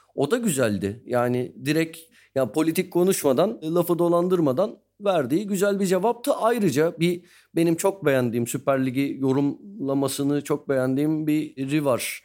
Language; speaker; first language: Turkish; native; Turkish